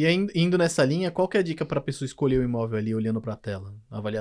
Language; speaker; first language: Portuguese; native; Portuguese